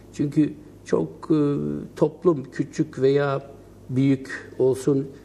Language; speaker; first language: Turkish; non-native, local second language; Kurdish